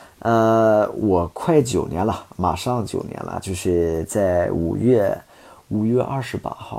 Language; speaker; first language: Chinese; non-native, fluent; English